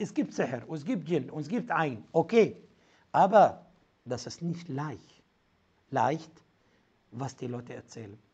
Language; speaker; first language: German; non-native, fluent; Arabic